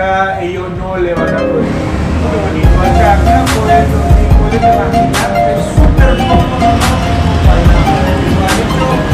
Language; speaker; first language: Spanish; non-native, fluent; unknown